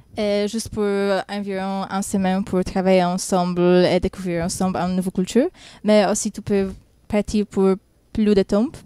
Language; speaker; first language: French; non-native, learner; Polish